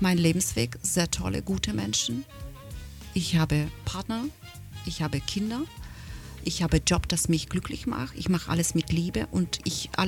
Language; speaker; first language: German; non-native, fluent; Ukrainian